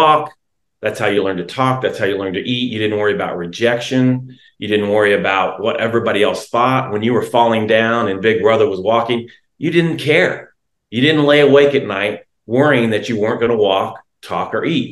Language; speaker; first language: English; native; English